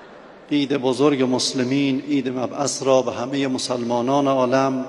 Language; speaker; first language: Persian; native; Persian